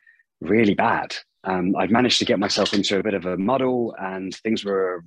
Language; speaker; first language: English; native; English